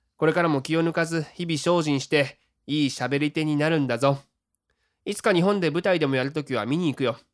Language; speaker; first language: Japanese; native; Japanese